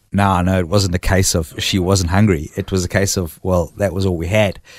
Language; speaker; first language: English; native; English